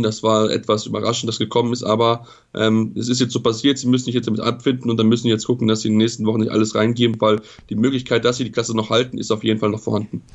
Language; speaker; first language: German; native; German